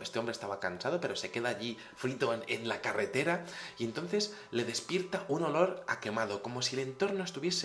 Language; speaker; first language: Spanish; native; Spanish